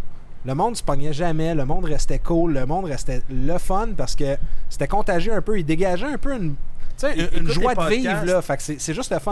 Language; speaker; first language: French; native; French